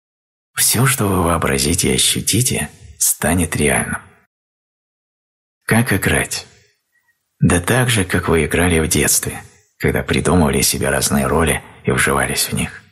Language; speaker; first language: Russian; native; Russian